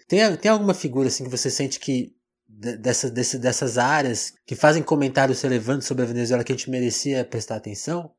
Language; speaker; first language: Portuguese; native; Portuguese